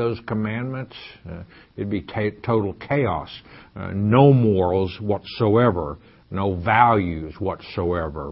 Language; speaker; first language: English; native; English